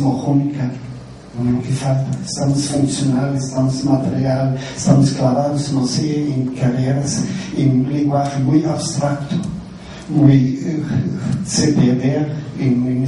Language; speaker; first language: Spanish; non-native, fluent; German